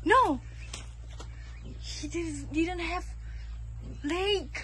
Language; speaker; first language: English; non-native, learner; Malay